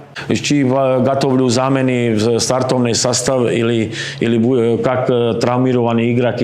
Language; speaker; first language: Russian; non-native, learner; Slovak